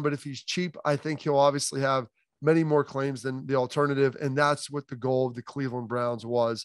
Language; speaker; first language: English; native; English